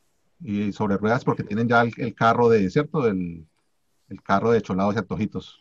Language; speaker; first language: Spanish; native; Spanish